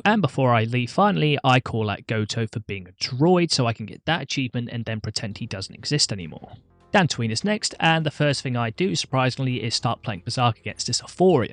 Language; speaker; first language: English; native; English